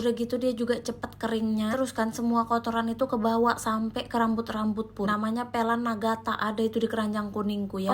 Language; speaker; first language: Indonesian; native; Indonesian